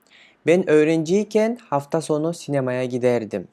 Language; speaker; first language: Turkish; non-native, fluent; Kyrgyz